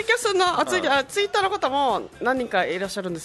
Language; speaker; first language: Japanese; native; Japanese